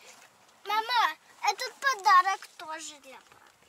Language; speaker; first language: Russian; early bilingual, heritage; Russian